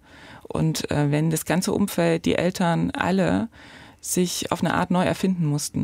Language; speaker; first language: German; native; German